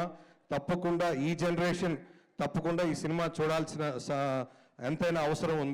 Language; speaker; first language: Telugu; native; Telugu